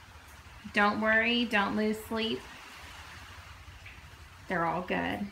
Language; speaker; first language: English; native; English